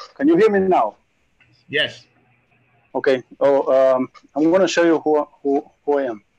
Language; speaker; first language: English; non-native, learner; Spanish